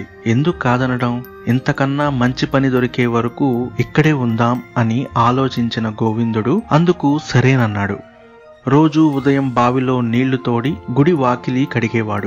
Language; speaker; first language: Telugu; native; Telugu